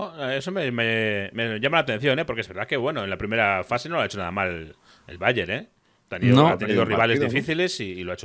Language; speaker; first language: Spanish; native; Spanish